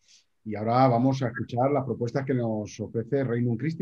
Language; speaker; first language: Spanish; native; Spanish